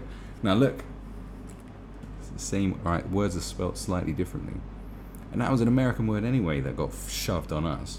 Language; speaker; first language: English; native; English